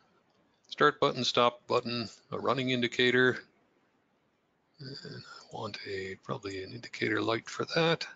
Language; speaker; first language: English; native; English